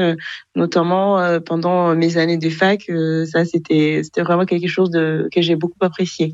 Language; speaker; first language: French; non-native, local second language; Kinyarwanda